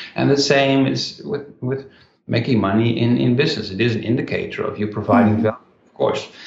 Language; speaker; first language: English; non-native, fluent; Dutch